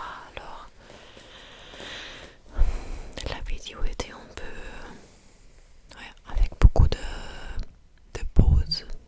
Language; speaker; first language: French; non-native, fluent; English